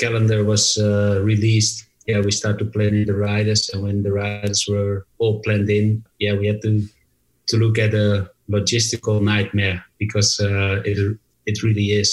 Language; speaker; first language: English; non-native, fluent; Dutch